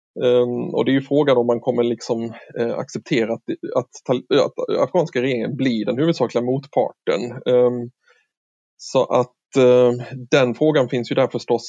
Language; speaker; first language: Swedish; native; Swedish